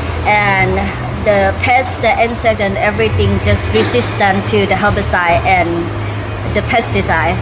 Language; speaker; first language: English; non-native, learner; Thai